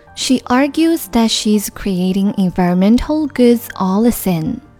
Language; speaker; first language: English; non-native, fluent; Chinese